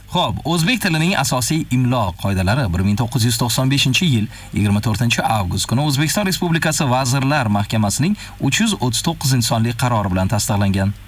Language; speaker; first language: Uzbek; native; Uzbek